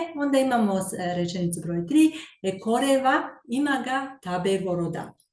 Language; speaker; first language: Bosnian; early bilingual, heritage; Serbian